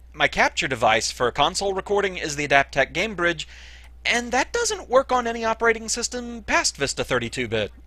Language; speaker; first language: English; native; English